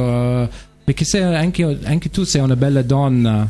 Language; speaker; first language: Italian; non-native, learner; English